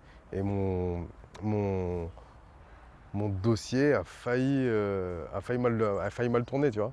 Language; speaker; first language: French; native; French